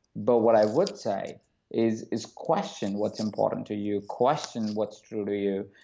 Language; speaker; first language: English; non-native, local second language; Hindi